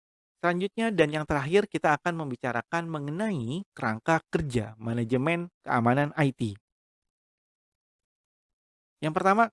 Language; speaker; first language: Indonesian; native; Indonesian